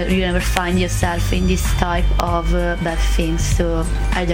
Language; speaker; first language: English; non-native, learner; Italian